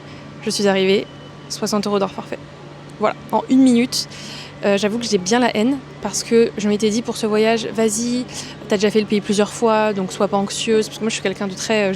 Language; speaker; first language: French; native; French